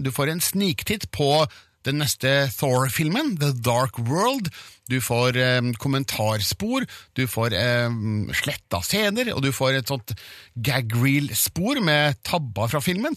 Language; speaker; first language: Norwegian; native; Norwegian